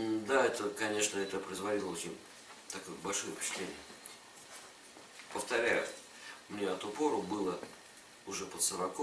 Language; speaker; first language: Russian; native; Russian